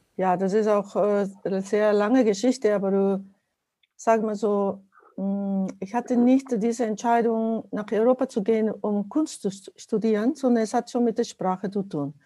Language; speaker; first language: German; non-native, fluent; Japanese